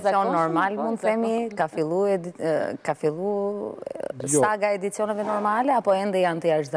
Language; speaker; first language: Albanian; native; Albanian